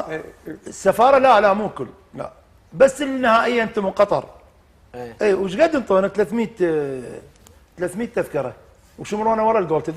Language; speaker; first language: Arabic; native; Arabic